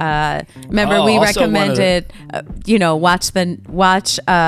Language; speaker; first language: English; native; English